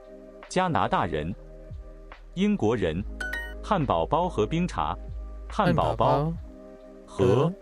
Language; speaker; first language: Chinese; non-native, learner; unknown